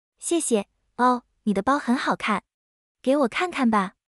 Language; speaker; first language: Chinese; non-native, learner; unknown